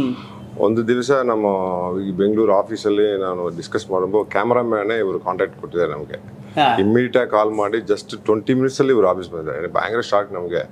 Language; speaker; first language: Kannada; non-native, learner; Tamil